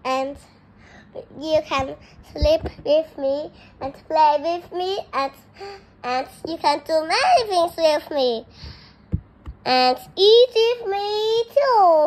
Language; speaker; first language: English; non-native, learner; Vietnamese